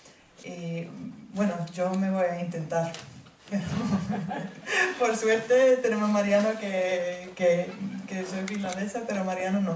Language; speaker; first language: Spanish; non-native, fluent; Finnish